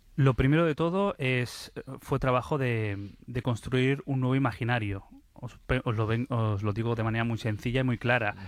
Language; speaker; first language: Spanish; early bilingual, other home language; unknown